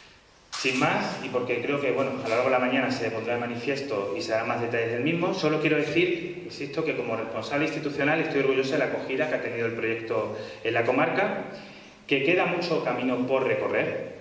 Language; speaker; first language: Spanish; native; Spanish